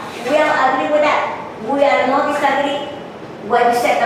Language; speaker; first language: English; non-native, learner; Spanish